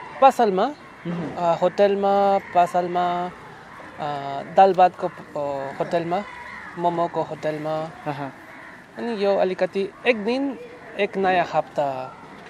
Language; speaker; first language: Nepali; non-native, learner; Spanish